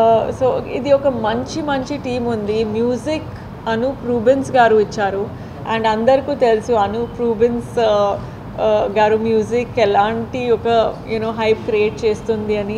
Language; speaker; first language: Telugu; non-native, fluent; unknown